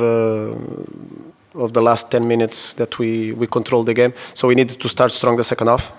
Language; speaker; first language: English; non-native, fluent; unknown